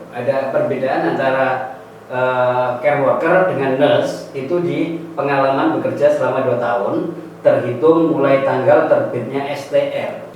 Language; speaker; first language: Indonesian; non-native, local second language; Javanese